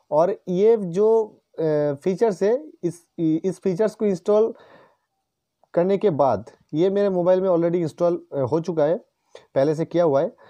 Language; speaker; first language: Hindi; non-native, local second language; Bangla